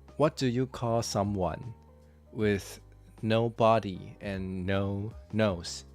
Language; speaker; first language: English; non-native, fluent; Min Nan Chinese